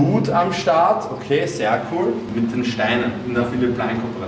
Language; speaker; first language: German; native; German